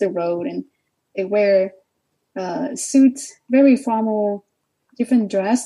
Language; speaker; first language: English; non-native, learner; Vietnamese